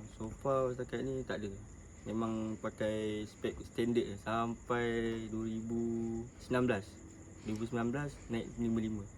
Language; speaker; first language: Malay; native; Malay